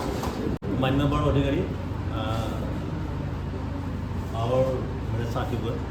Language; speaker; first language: Hindi; non-native, local second language; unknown